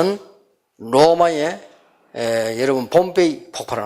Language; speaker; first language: Korean; native; Korean